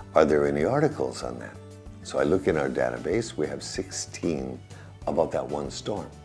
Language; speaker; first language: English; native; English